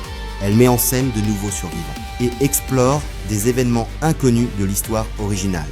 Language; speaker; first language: French; native; French